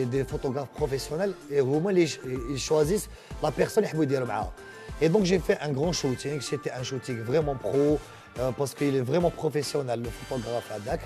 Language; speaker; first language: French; non-native, local second language; Arabic